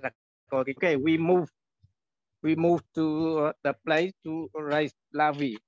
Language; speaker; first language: English; non-native, learner; Vietnamese